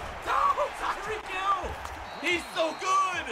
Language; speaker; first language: English; native; English